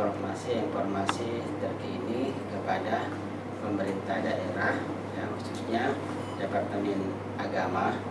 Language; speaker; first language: Indonesian; native; Indonesian